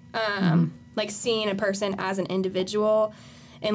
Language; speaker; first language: English; native; English